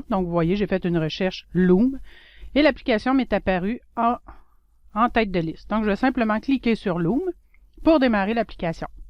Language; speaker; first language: French; native; French